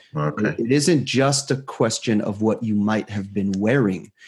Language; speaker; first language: English; non-native, fluent; Hebrew